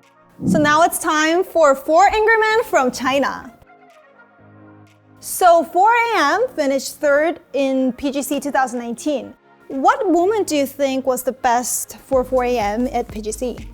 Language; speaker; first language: English; non-native, fluent; Korean